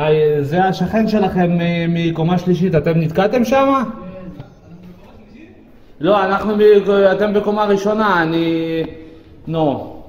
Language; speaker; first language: Hebrew; native; Hebrew